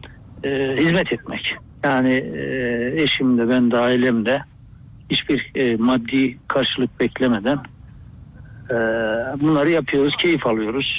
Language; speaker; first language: Turkish; native; Turkish